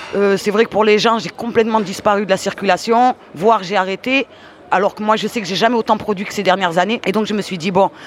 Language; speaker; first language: French; native; French